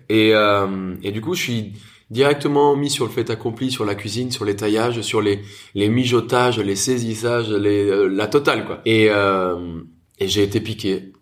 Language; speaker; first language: French; non-native, fluent; Spanish